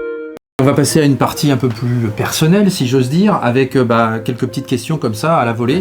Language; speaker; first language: French; native; French